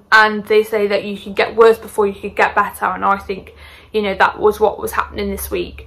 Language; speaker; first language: English; native; English